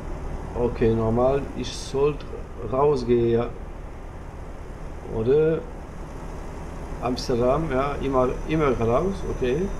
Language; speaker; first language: German; non-native, fluent; French